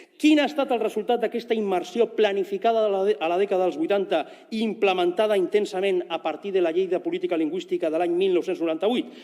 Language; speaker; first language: Catalan; non-native, local second language; Spanish